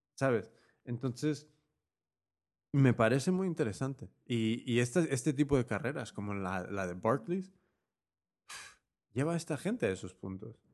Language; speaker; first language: Spanish; native; Spanish